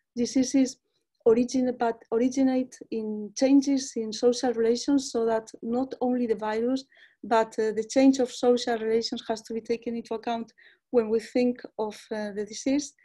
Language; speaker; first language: English; non-native, fluent; Spanish